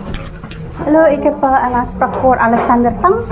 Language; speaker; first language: Dutch; non-native, learner; Indonesian